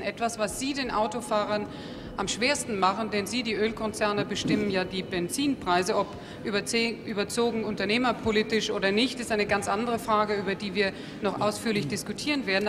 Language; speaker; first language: German; native; German